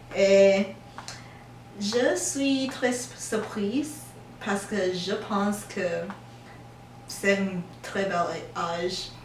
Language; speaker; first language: French; non-native, learner; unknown